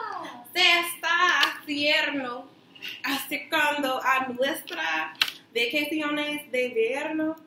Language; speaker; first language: Spanish; non-native, learner; English